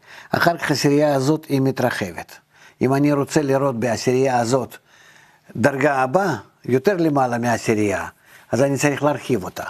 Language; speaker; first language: Hebrew; non-native, fluent; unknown